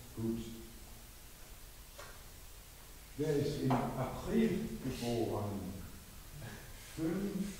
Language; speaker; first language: German; non-native, fluent; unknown